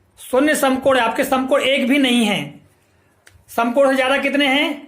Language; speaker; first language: Hindi; native; Hindi